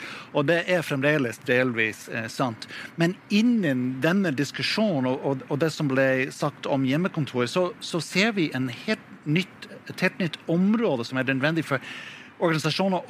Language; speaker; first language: Norwegian; non-native, fluent; English